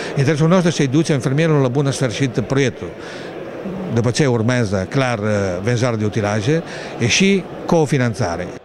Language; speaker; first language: Romanian; non-native, fluent; Italian